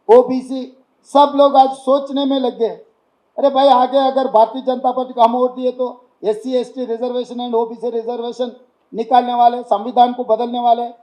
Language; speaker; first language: Hindi; non-native, local second language; Telugu